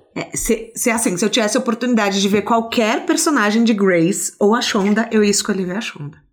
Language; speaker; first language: Portuguese; native; Portuguese